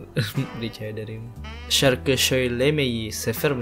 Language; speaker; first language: Turkish; non-native, learner; Indonesian